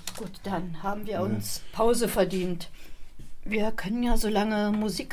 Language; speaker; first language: German; native; German